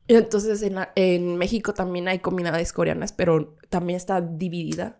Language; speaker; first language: Spanish; non-native, fluent; Korean